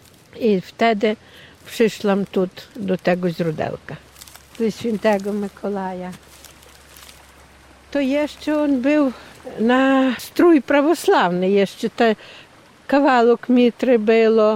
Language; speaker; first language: Polish; non-native, local second language; Ukrainian